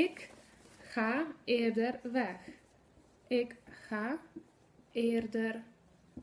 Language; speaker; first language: Dutch; non-native, fluent; Polish